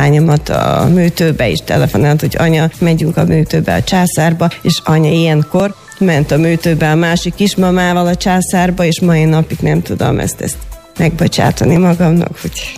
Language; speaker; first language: Hungarian; non-native, fluent; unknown